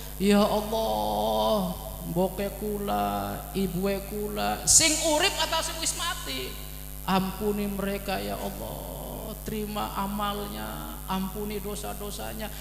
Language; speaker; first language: Malay; non-native, local second language; Javanese